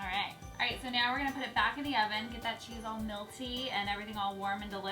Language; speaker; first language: English; native; English